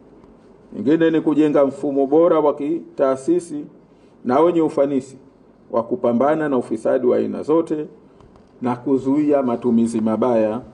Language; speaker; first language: Swahili; native; Swahili